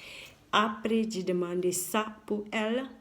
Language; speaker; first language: French; non-native, learner; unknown